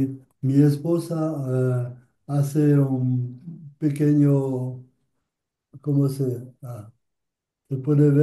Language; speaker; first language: Spanish; non-native, learner; French